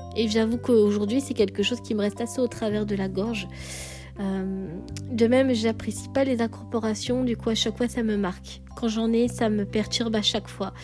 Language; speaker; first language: French; native; French